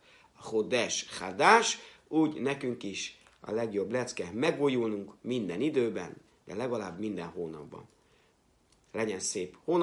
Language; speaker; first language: Hungarian; native; Hungarian